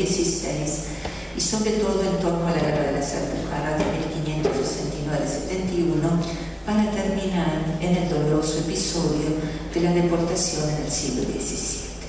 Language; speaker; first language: Spanish; native; Spanish